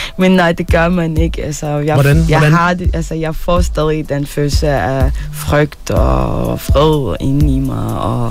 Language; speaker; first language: Danish; early bilingual, other home language; Arabic